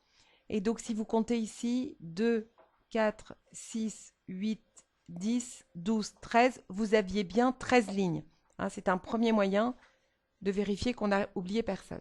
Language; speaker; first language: French; native; French